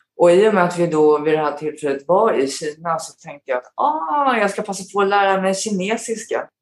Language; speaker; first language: Swedish; native; Swedish